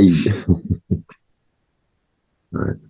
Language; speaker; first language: French; native; French